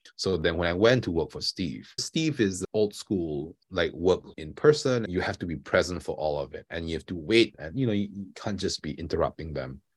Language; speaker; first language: English; non-native, local second language; Chinese